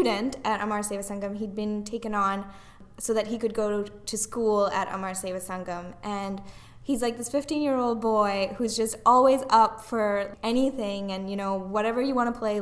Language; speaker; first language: English; non-native, local second language; Tamil